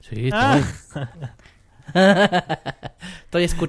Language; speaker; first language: Spanish; non-native, fluent; German